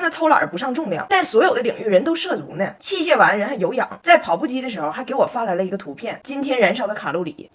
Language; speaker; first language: Chinese; native; Chinese